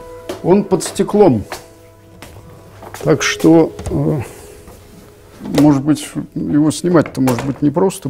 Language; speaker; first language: Russian; native; Russian